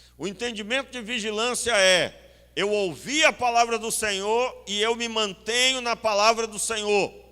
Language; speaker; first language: Portuguese; native; Portuguese